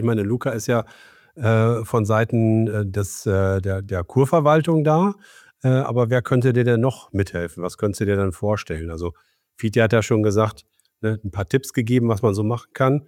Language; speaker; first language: German; native; German